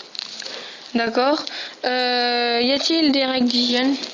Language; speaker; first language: French; native; French